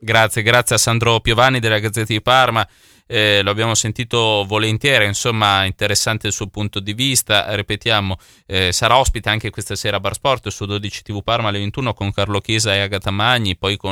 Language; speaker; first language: Italian; native; Italian